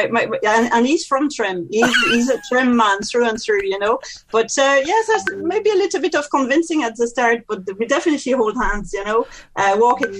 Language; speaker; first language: English; non-native, fluent; French